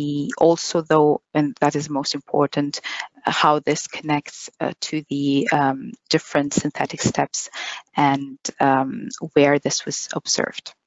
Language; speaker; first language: English; non-native, fluent; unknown